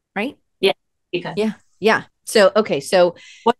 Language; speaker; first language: English; native; English